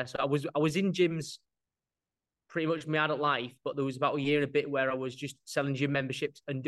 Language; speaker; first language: English; native; English